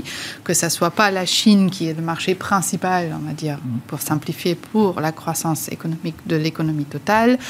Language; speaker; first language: French; native; French